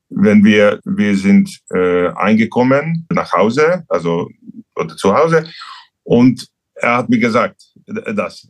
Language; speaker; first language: German; non-native, learner; Hungarian